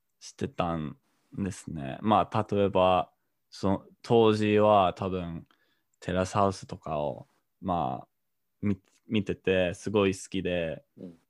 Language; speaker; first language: Japanese; non-native, fluent; English